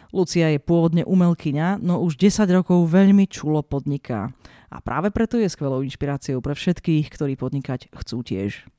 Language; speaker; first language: Slovak; native; Slovak